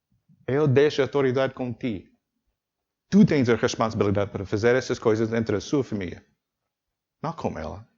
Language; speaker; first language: Portuguese; non-native, learner; English